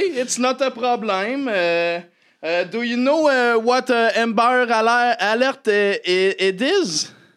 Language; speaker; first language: English; non-native, fluent; French